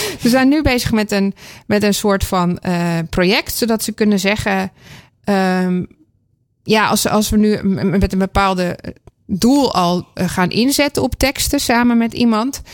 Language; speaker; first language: Dutch; native; Dutch